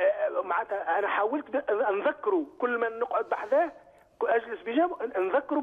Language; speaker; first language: Arabic; native; Arabic